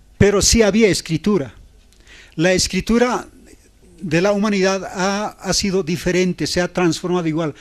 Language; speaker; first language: Spanish; non-native, local second language; Aymara